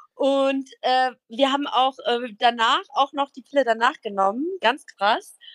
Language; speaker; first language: German; native; German